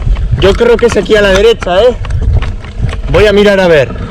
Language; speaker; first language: Spanish; native; Spanish